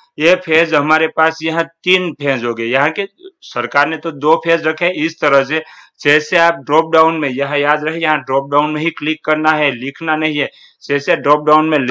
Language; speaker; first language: Hindi; non-native, local second language; Gujarati